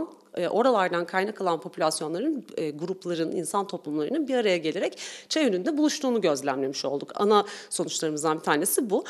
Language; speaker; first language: Turkish; native; Turkish